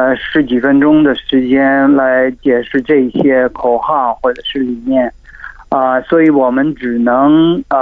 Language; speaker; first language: Chinese; non-native, fluent; Filipino